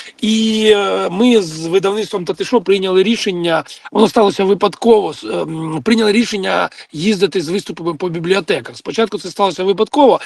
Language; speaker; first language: Ukrainian; non-native, local second language; Russian